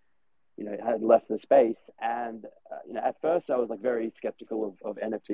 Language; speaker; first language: English; native; English